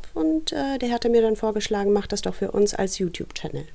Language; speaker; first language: German; early bilingual, other home language; Russian